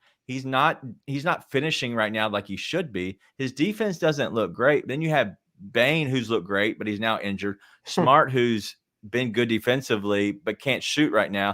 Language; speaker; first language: English; native; English